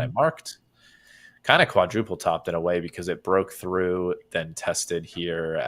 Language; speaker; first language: English; native; English